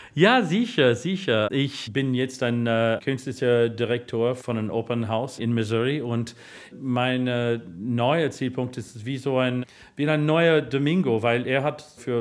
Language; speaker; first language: German; non-native, learner; English